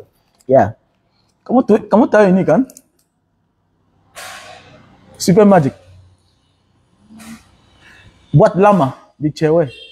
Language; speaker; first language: Indonesian; non-native, learner; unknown